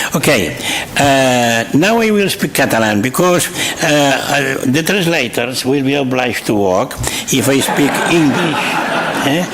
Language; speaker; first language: English; non-native, fluent; Catalan